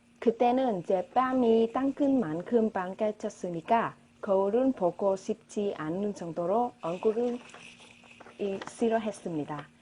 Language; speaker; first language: Korean; non-native, learner; Vietnamese